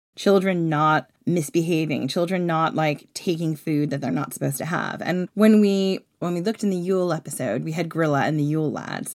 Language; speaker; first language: English; native; English